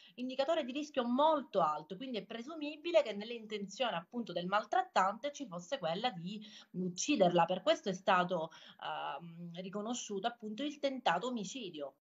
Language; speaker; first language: Italian; non-native, fluent; Polish